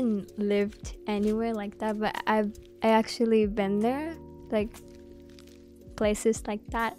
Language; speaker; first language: English; non-native, fluent; Japanese